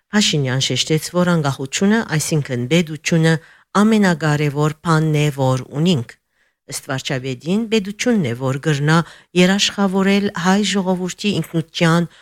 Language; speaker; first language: Armenian; early bilingual, heritage; Armenian